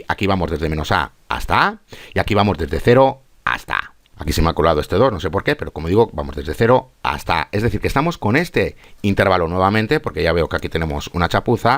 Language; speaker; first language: Spanish; native; Spanish